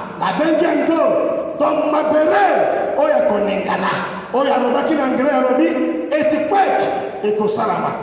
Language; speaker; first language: Lingala; non-native, fluent; Igbo